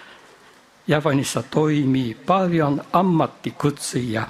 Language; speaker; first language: Finnish; non-native, fluent; Japanese